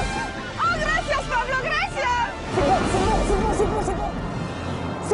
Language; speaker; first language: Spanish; non-native, learner; French